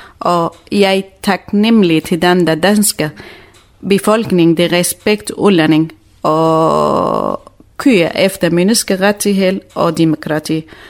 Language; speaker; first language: Danish; non-native, learner; Kurdish